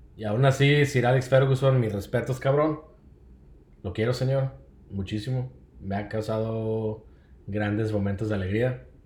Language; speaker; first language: Spanish; native; Spanish